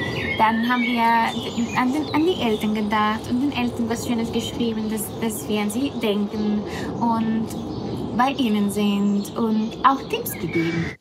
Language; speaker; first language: German; non-native, fluent; Spanish